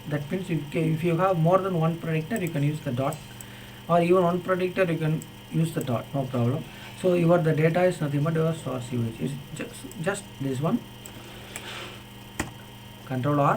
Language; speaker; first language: English; non-native, local second language; Tamil